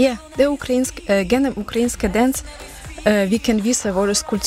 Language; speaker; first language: Danish; non-native, learner; Ukrainian